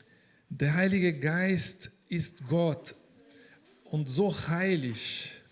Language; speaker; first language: German; non-native, fluent; Portuguese